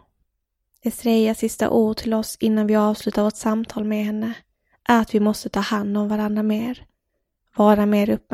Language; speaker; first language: Swedish; native; Swedish